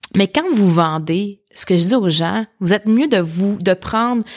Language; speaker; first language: French; native; French